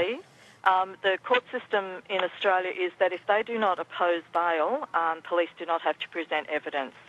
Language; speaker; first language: English; native; English